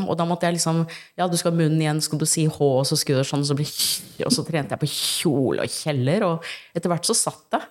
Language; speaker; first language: Norwegian; early bilingual, other home language; English